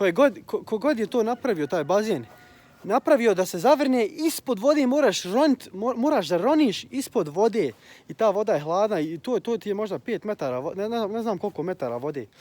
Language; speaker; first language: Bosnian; early bilingual, heritage; Croatian